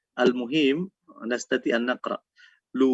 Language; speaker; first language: Arabic; non-native, fluent; Indonesian